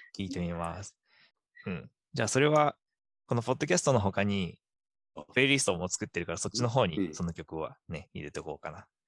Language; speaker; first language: Japanese; native; Japanese